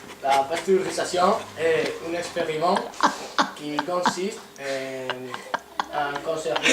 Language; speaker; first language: French; non-native, learner; Spanish